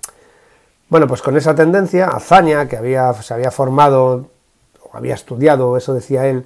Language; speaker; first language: Spanish; native; Spanish